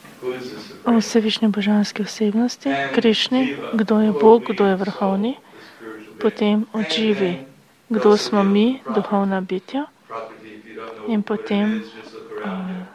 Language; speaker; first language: Slovenian; native; Slovenian